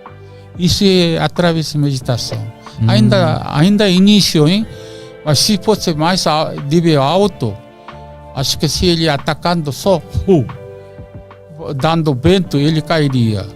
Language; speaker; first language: Portuguese; non-native, learner; Korean